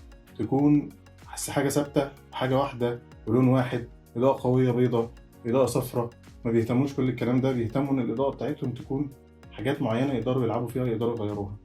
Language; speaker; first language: Arabic; native; Arabic